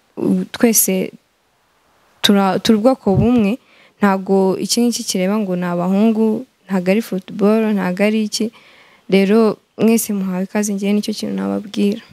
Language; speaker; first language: Kinyarwanda; native; Kinyarwanda